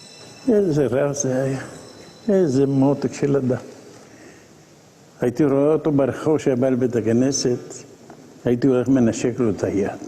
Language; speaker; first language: Hebrew; non-native, fluent; Ladino